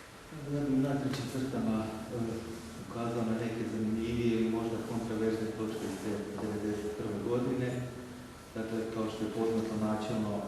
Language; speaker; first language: Croatian; native; Croatian